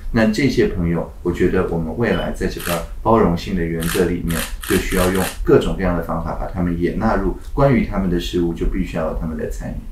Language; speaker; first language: Chinese; native; Chinese